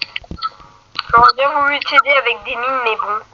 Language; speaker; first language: French; native; French